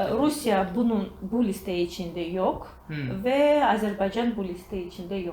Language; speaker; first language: Turkish; non-native, learner; Georgian